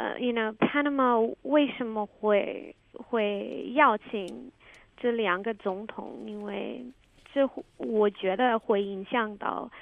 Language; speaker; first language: Chinese; non-native, fluent; English